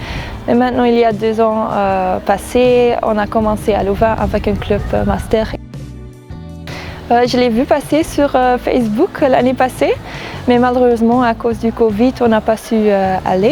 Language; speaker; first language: French; non-native, local second language; Dutch